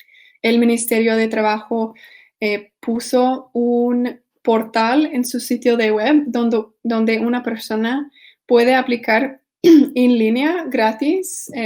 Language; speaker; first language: Spanish; non-native, fluent; English